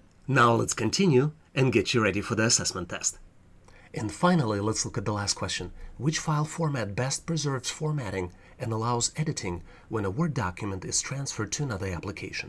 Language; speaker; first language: English; non-native, fluent; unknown